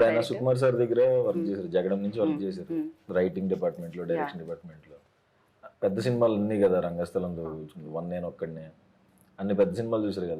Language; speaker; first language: Telugu; native; Telugu